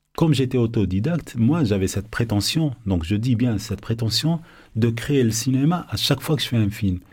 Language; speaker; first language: French; non-native, local second language; Arabic